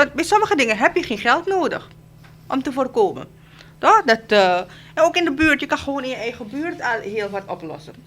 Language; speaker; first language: Dutch; native; Dutch